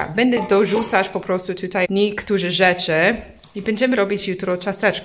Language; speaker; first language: Polish; early bilingual, heritage; English